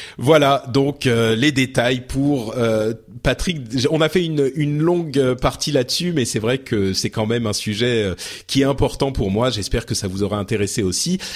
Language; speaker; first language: French; early bilingual, other home language; Arabic